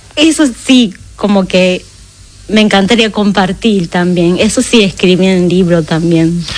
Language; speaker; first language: Spanish; non-native, learner; Japanese